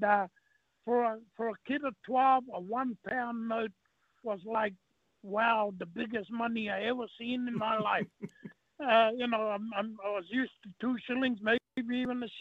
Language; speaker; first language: English; non-native, local second language; Māori